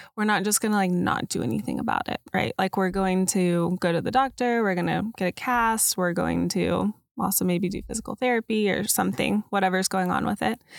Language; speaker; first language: English; native; English